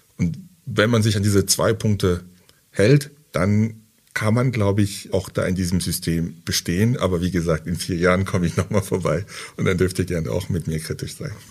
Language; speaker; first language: German; early bilingual, other home language; French